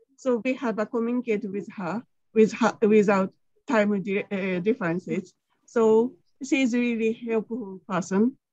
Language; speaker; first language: English; non-native, learner; Japanese